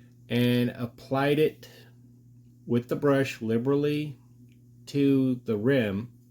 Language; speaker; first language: English; native; English